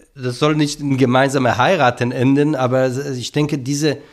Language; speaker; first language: German; non-native, fluent; Hebrew